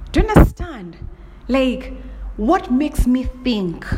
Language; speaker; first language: English; non-native, local second language; Kikuyu